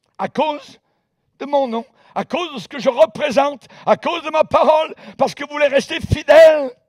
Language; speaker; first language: French; native; French